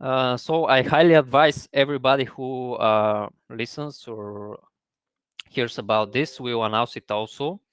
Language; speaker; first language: English; non-native, fluent; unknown